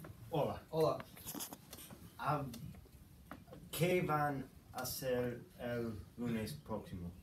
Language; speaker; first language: Spanish; non-native, learner; English